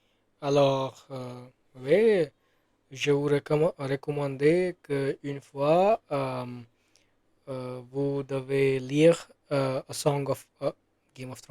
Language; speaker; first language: French; non-native, learner; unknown